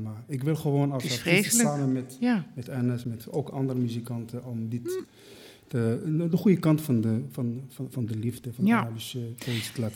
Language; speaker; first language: Dutch; non-native, fluent; Arabic